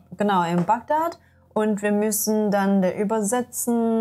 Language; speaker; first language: German; non-native, learner; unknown